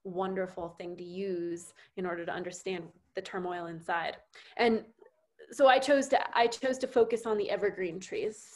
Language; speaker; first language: English; native; English